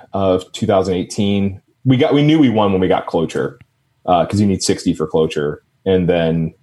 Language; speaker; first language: English; native; English